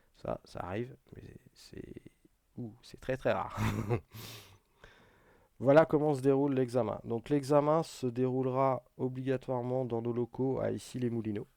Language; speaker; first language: French; native; French